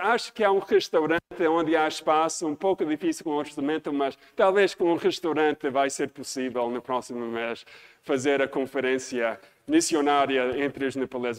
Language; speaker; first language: Portuguese; non-native, fluent; English